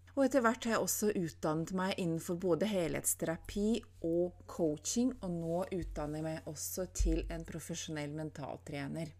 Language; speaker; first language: Norwegian; non-native, fluent; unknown